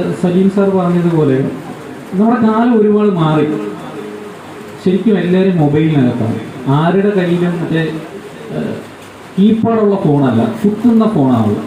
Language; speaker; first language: Malayalam; native; Malayalam